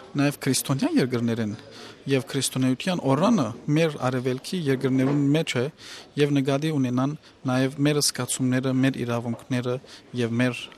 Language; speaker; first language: Armenian; native; Armenian